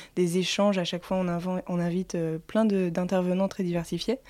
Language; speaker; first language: French; native; French